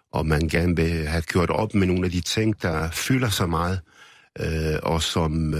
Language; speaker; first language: Danish; early bilingual, other home language; Arabic